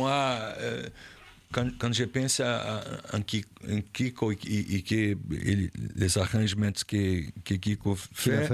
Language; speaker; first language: French; non-native, learner; Portuguese